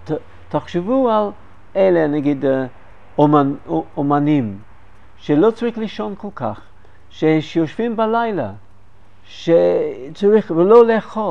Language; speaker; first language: Hebrew; non-native, fluent; English